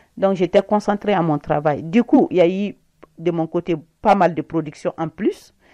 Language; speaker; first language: French; non-native, local second language; Bambara